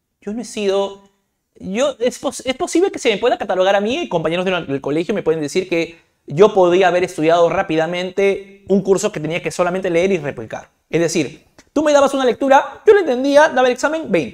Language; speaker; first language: Spanish; native; Spanish